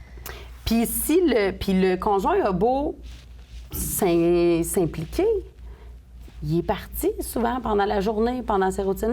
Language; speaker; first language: French; native; French